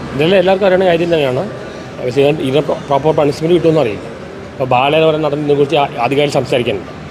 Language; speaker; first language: Malayalam; native; Malayalam